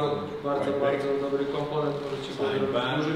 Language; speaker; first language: Polish; native; Polish